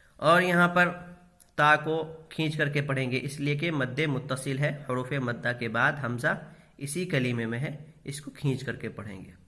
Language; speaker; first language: Urdu; native; Urdu